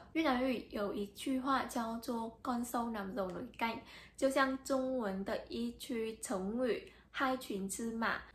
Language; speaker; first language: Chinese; non-native, fluent; Vietnamese